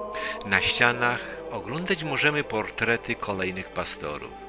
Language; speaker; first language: Polish; native; Polish